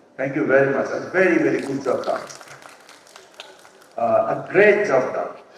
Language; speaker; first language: English; non-native, local second language; Bangla